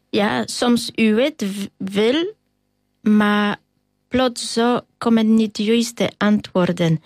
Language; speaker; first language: Dutch; non-native, learner; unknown